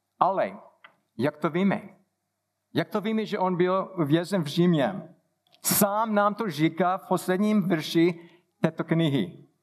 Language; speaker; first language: Czech; non-native, fluent; English